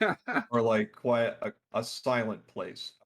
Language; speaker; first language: English; native; English